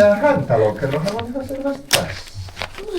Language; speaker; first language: Finnish; native; Finnish